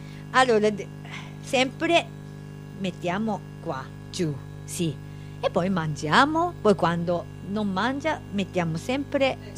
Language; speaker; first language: Italian; non-native, learner; Japanese